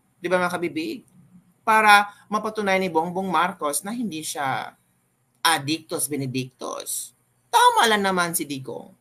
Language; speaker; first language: Filipino; non-native, local second language; Cebuano